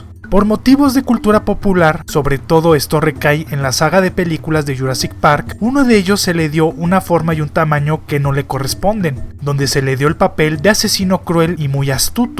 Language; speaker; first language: Spanish; native; Spanish